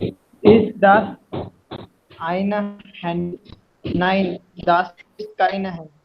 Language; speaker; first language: German; non-native, learner; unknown